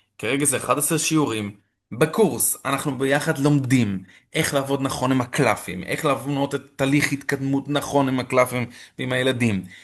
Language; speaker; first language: Hebrew; non-native, fluent; English